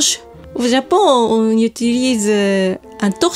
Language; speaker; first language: French; non-native, learner; Japanese